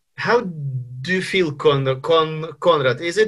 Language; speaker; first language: English; non-native, fluent; Ukrainian